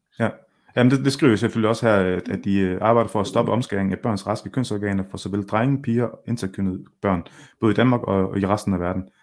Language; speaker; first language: Danish; early bilingual, other home language; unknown